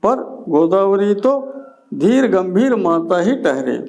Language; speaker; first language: Hindi; non-native, local second language; Telugu